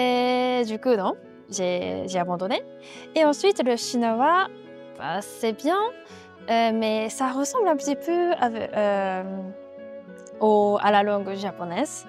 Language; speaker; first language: French; non-native, fluent; Japanese